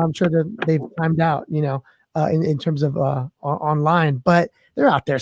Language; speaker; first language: English; native; English